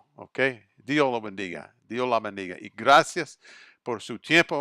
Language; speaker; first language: Spanish; non-native, fluent; English